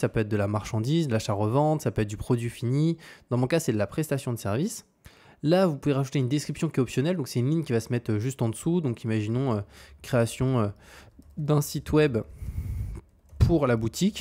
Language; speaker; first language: French; native; French